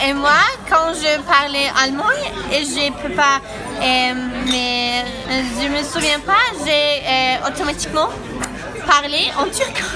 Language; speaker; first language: French; non-native, learner; Turkish